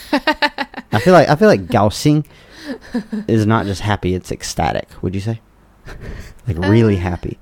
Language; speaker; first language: English; native; English